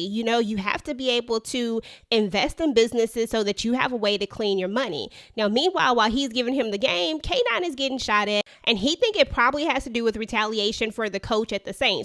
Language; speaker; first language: English; native; English